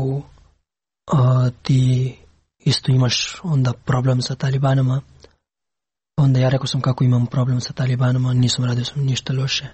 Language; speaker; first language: Serbian; non-native, learner; Pashto